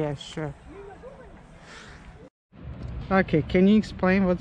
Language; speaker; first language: English; non-native, fluent; Serbian